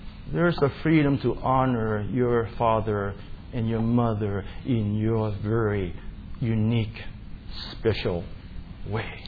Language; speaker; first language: English; native; English